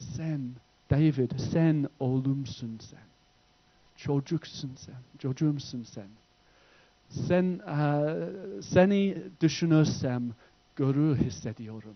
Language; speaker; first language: Turkish; non-native, fluent; English